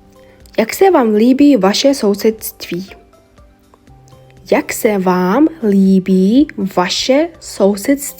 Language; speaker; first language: Czech; non-native, learner; Mongolian